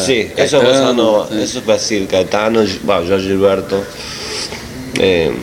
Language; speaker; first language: Portuguese; non-native, learner; Spanish